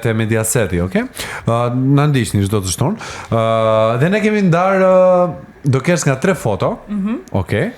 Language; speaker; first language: Albanian; native; Albanian